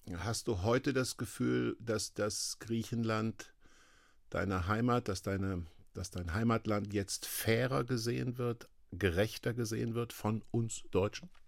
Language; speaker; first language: German; native; German